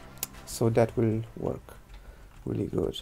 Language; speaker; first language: English; non-native, fluent; German